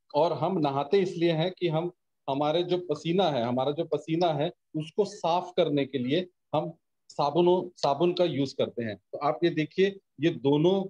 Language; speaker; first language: Hindi; native; Hindi